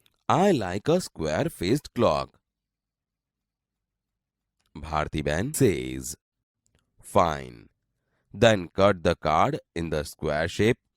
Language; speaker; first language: English; non-native, local second language; Gujarati